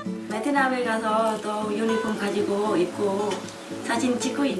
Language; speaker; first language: Korean; non-native, learner; Vietnamese